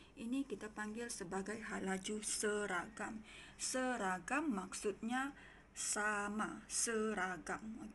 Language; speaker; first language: Malay; non-native, local second language; Iban